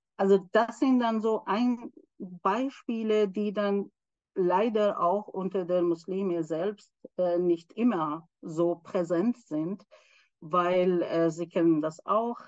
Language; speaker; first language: German; non-native, fluent; Persian